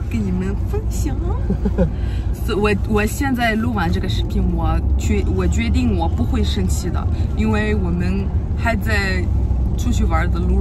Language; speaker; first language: Chinese; non-native, fluent; French